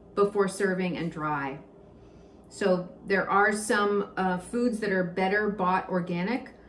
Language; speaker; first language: English; native; English